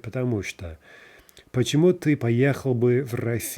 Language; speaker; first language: Russian; non-native, fluent; English